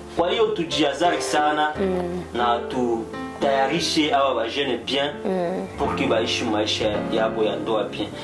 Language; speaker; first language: Swahili; native; Swahili